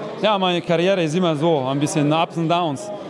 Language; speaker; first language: German; non-native, fluent; Slovenian